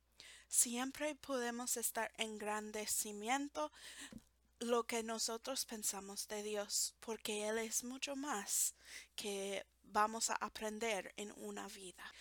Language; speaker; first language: Spanish; non-native, fluent; English